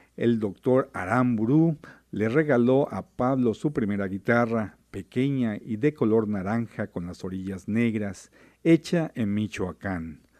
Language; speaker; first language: Spanish; native; Spanish